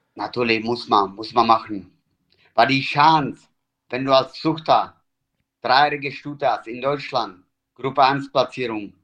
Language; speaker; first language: German; non-native, fluent; Italian